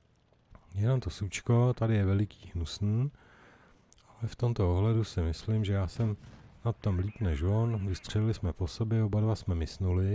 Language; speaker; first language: Czech; native; Czech